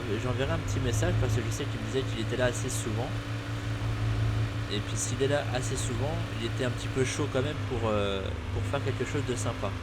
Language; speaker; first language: French; native; French